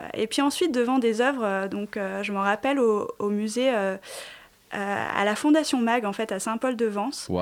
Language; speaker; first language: French; native; French